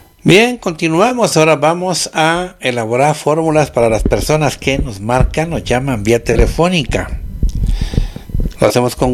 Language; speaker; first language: Spanish; native; Spanish